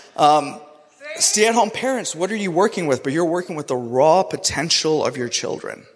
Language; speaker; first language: English; non-native, local second language; Urdu